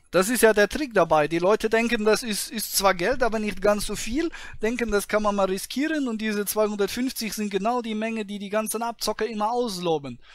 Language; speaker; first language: German; native; German